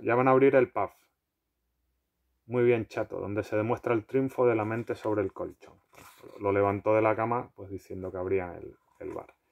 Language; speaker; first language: Spanish; native; Spanish